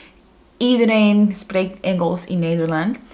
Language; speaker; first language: Dutch; non-native, fluent; Spanish